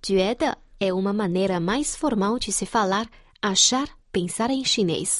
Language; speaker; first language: Portuguese; non-native, fluent; Chinese